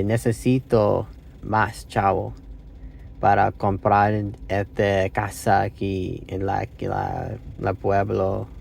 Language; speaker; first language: Spanish; non-native, learner; English